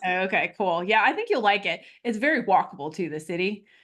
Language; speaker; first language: English; native; English